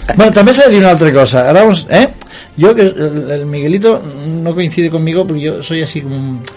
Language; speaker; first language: Spanish; non-native, local second language; Catalan